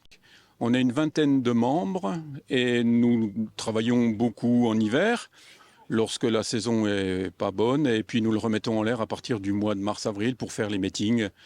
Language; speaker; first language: French; native; French